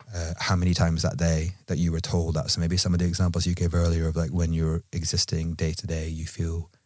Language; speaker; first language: English; native; English